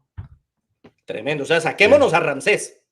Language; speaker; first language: Spanish; native; Spanish